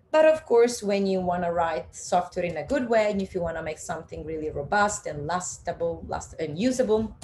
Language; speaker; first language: English; non-native, fluent; Italian